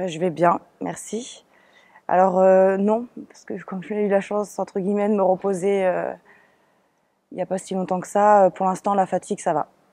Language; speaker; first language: French; native; French